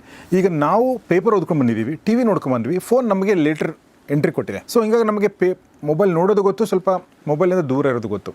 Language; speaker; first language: Kannada; native; Kannada